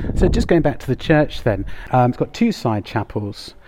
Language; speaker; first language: English; native; English